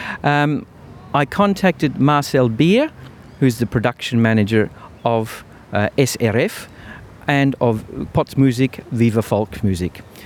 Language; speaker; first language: English; native; English